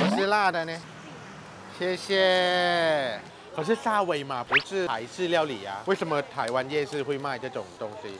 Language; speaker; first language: Chinese; non-native, fluent; Thai